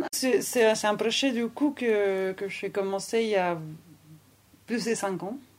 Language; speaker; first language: French; non-native, fluent; Spanish